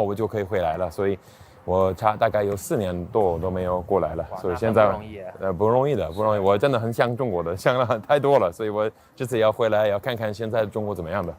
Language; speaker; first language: Chinese; non-native, fluent; English